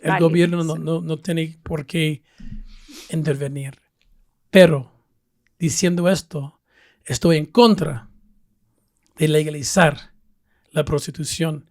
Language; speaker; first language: Spanish; non-native, fluent; English